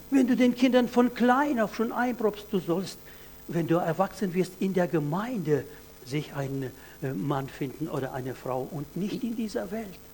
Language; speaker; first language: German; non-native, fluent; Russian